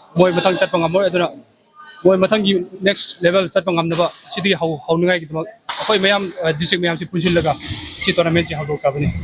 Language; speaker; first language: Manipuri; non-native, local second language; Rongmei Naga